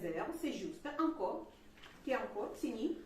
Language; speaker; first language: French; non-native, fluent; Russian